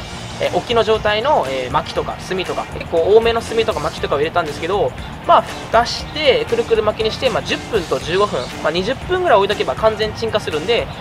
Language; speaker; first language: Japanese; native; Japanese